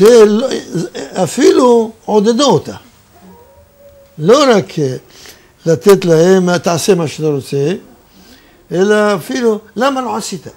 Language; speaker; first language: Hebrew; non-native, fluent; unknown